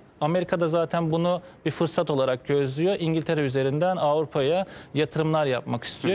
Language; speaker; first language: Turkish; native; Turkish